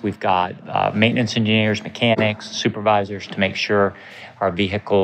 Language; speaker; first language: English; native; English